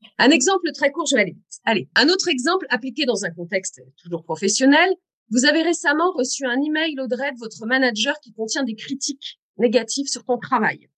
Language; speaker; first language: French; native; French